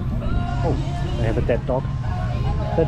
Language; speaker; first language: English; non-native, fluent; German